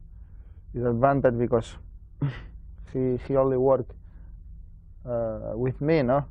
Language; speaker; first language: English; non-native, learner; Spanish